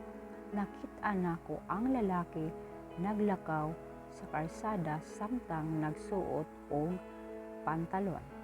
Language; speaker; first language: Cebuano; non-native, learner; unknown